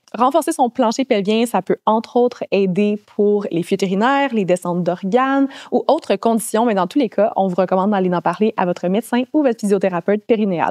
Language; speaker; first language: French; native; French